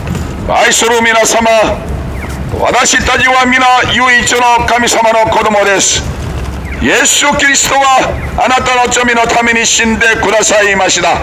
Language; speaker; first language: Japanese; non-native, learner; Korean